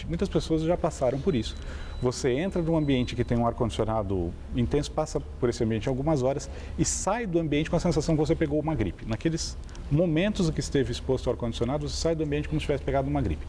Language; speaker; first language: Portuguese; native; Portuguese